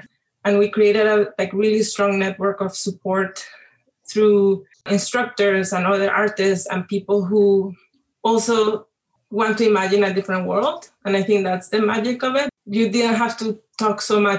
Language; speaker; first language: English; non-native, fluent; Spanish